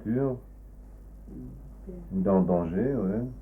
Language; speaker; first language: French; native; French